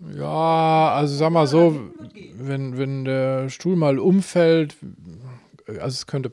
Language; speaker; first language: German; native; German